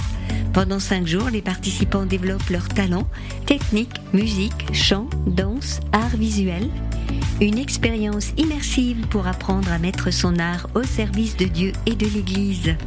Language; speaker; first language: French; native; French